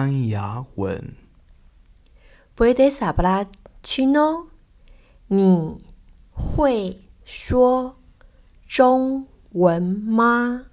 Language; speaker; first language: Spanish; non-native, fluent; Chinese